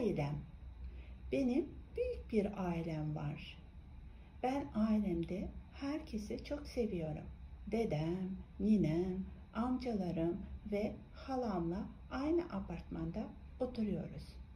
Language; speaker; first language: Turkish; non-native, fluent; Kazakh